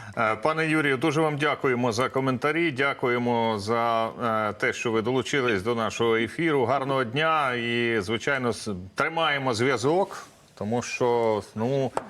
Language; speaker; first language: Ukrainian; native; Ukrainian